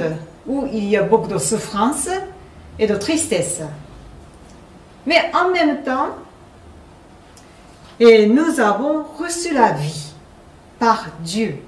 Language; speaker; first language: French; non-native, fluent; Japanese